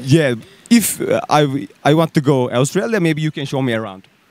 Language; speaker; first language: English; non-native, learner; Turkish